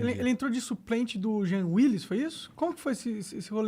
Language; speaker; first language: Portuguese; native; Portuguese